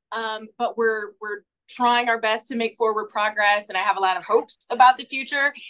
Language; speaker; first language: English; native; English